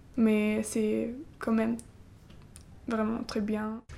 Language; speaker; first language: French; non-native, fluent; German